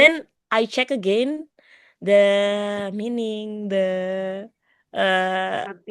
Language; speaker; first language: English; non-native, learner; Indonesian